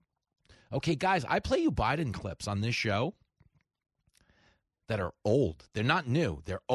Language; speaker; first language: English; native; English